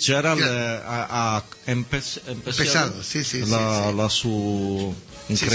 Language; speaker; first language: Spanish; non-native, learner; Italian